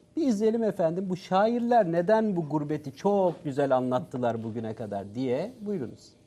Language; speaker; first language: Turkish; native; Turkish